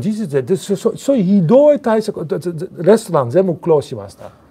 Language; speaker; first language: Japanese; non-native, learner; Dutch